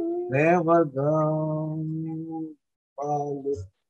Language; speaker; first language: English; non-native, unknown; Indonesian